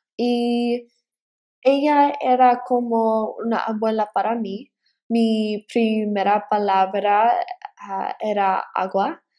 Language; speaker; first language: Spanish; early bilingual, heritage; Spanish